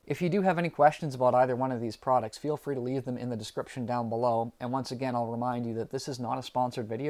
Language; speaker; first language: English; native; English